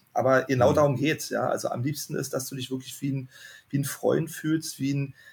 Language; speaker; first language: German; native; German